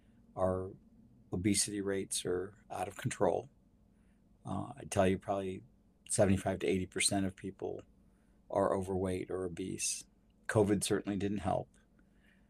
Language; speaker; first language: English; native; English